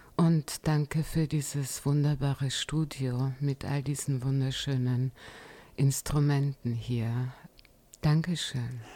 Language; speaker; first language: German; native; German